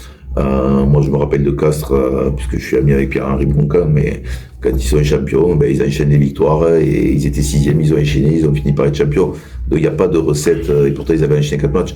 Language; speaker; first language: French; native; French